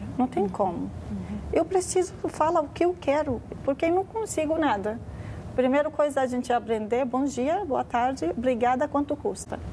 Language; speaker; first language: Portuguese; non-native, learner; Arabic